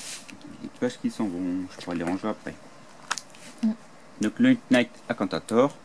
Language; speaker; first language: French; native; French